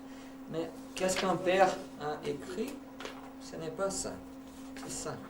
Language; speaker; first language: French; non-native, learner; Portuguese